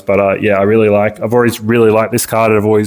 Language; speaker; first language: English; native; English